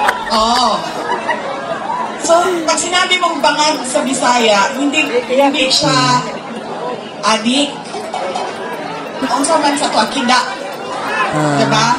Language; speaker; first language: Filipino; non-native, local second language; Cebuano